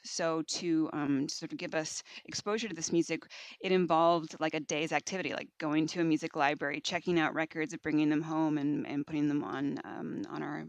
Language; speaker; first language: English; native; English